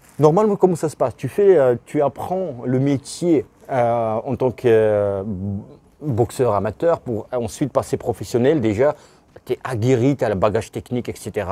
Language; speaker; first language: French; non-native, fluent; Russian